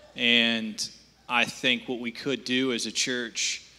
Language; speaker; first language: English; native; English